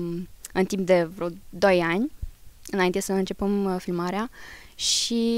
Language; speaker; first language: Romanian; early bilingual, heritage; Romanian